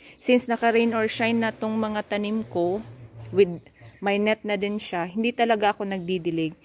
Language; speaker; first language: Filipino; non-native, local second language; Cebuano